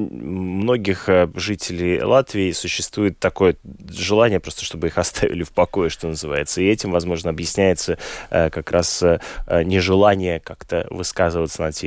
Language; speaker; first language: Russian; native; Russian